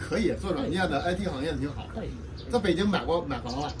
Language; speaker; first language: Chinese; native; Chinese